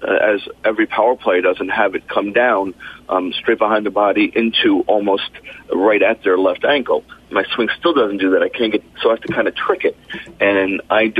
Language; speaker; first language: English; native; English